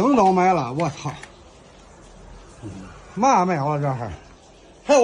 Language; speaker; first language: Chinese; native; Chinese